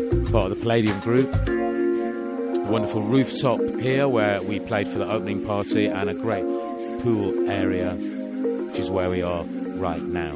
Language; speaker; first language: English; native; English